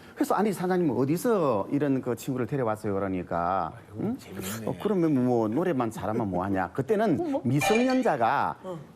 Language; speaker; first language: Korean; native; Korean